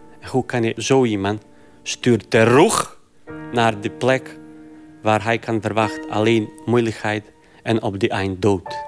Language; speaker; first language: Dutch; non-native, fluent; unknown